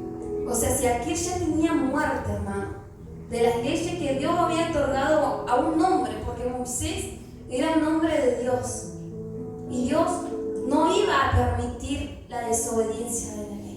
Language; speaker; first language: Spanish; native; Spanish